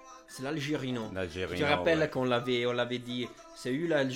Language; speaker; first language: French; non-native, fluent; Italian